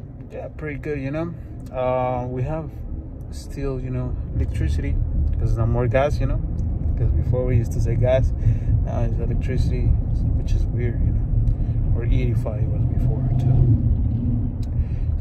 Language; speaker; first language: English; non-native, fluent; Spanish